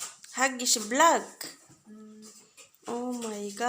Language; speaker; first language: Arabic; non-native, learner; Bangla